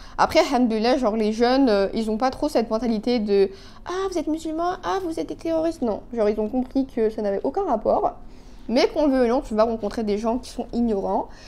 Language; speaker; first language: French; non-native, local second language; Arabic